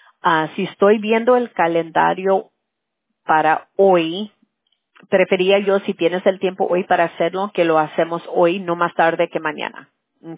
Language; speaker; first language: Spanish; early bilingual, heritage; English